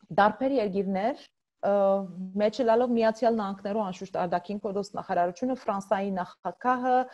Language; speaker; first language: Armenian; early bilingual, heritage; Armenian